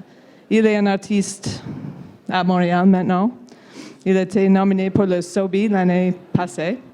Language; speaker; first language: French; non-native, local second language; English